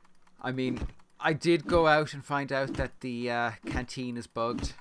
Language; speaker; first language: English; native; English